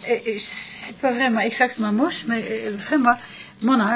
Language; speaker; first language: French; non-native, fluent; Dutch